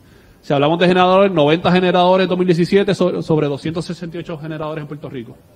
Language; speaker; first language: Spanish; native; Spanish